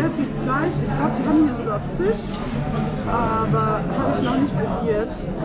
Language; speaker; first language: German; early bilingual, other home language; Arabic